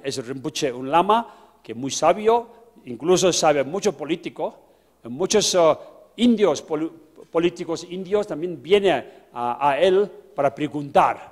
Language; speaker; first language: Spanish; non-native, fluent; Tibetan